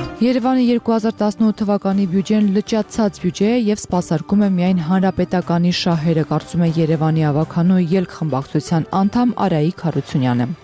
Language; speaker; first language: Armenian; native; Armenian